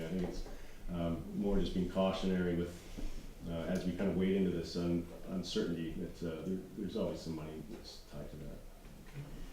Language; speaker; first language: English; native; English